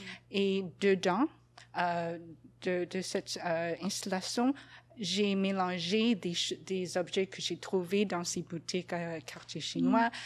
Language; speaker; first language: French; non-native, fluent; English